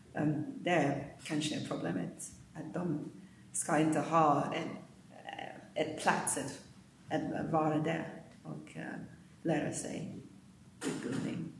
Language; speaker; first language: Swedish; non-native, learner; English